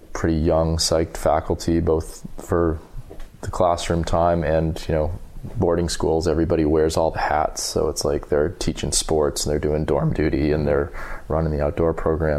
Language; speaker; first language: English; native; English